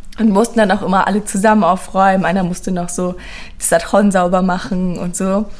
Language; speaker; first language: German; early bilingual, other home language; Persian